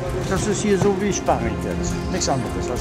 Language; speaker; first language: German; native; German